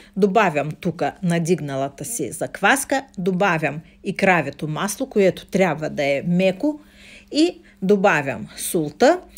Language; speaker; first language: Bulgarian; non-native, fluent; Russian